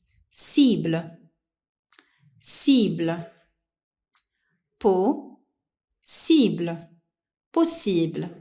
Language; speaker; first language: French; non-native, local second language; Arabic